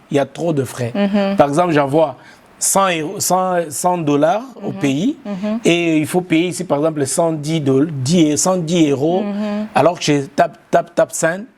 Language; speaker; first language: French; non-native, local second language; Lingala